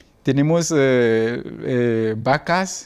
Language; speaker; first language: Spanish; non-native, learner; Ewe